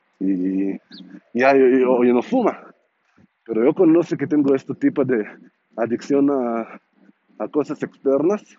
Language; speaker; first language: Spanish; non-native, learner; Hebrew